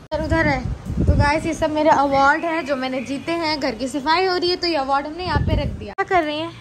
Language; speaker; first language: Hindi; native; Hindi